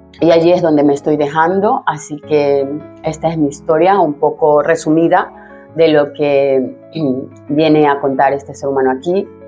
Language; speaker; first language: Spanish; native; Spanish